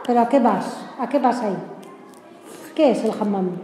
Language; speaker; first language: Spanish; native; Spanish